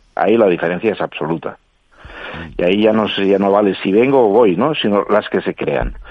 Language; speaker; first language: Spanish; non-native, local second language; Catalan